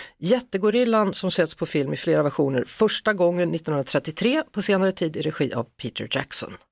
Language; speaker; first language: Swedish; native; Swedish